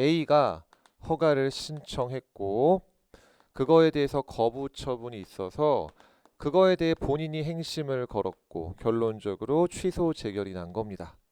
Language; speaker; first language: Korean; native; Korean